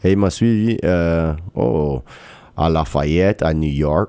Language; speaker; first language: French; non-native, local second language; English